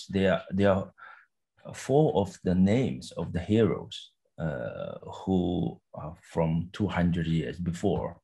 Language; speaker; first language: English; non-native, fluent; Chinese